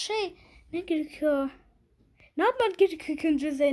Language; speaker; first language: Turkish; early bilingual, heritage; Turkish